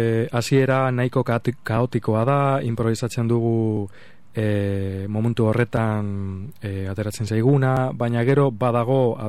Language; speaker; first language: Basque; non-native, local second language; Spanish